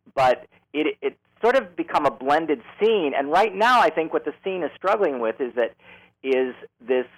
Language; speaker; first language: English; native; English